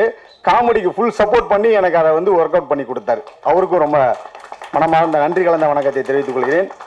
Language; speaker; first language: Tamil; native; Tamil